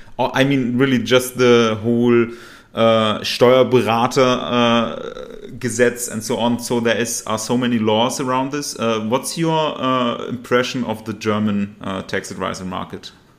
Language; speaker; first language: English; non-native, fluent; German